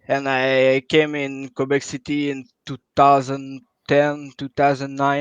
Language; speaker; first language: English; non-native, local second language; French